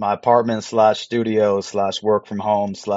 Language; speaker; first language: English; native; English